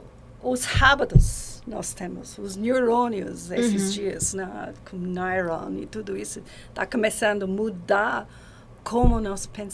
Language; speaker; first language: Portuguese; non-native, fluent; English